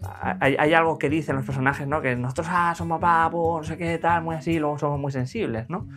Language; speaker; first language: Spanish; native; Spanish